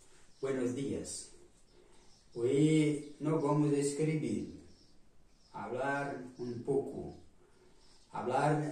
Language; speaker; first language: Spanish; non-native, fluent; Portuguese